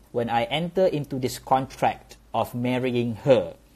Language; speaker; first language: English; non-native, local second language; Malay